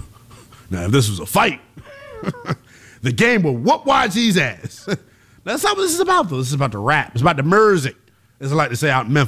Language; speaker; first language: English; native; English